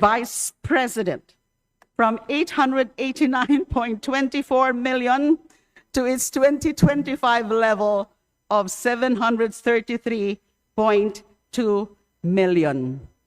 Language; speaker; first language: English; non-native, local second language; Filipino